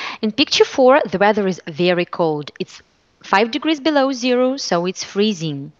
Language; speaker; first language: English; non-native, fluent; Russian